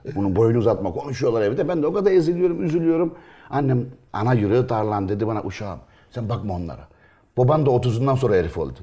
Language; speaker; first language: Turkish; native; Turkish